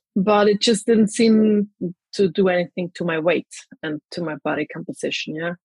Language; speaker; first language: English; non-native, fluent; German